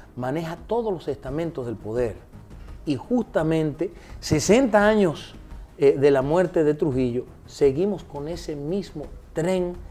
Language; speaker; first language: Spanish; early bilingual, heritage; Spanish